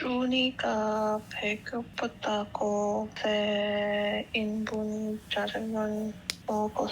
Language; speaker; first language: Korean; non-native, learner; English